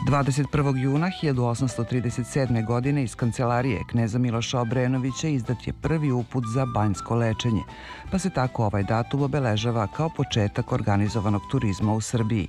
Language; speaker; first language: Serbian; native; Serbian